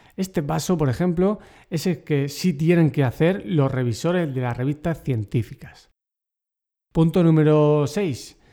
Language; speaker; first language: Spanish; native; Spanish